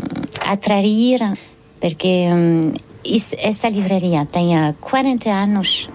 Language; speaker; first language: Portuguese; early bilingual, heritage; French